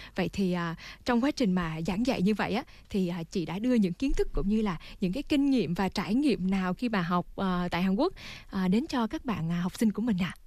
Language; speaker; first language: Vietnamese; native; Vietnamese